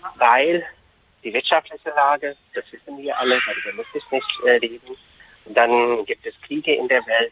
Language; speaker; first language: German; non-native, fluent; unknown